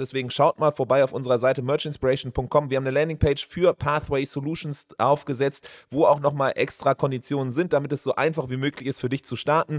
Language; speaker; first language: German; native; German